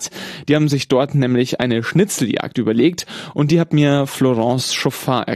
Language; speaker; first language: German; native; German